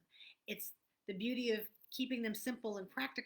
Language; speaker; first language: English; native; English